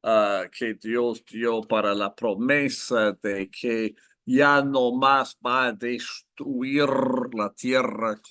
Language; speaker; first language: Spanish; non-native, fluent; English